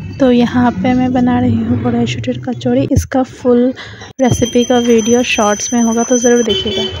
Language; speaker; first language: Hindi; non-native, local second language; Bangla